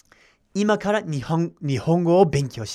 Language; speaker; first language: Japanese; non-native, learner; English